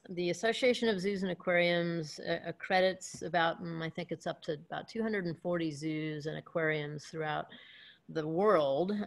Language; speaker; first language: English; native; English